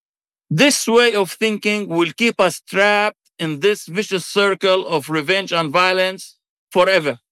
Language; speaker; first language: English; non-native, fluent; Arabic